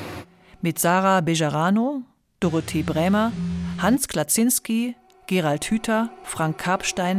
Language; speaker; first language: German; native; German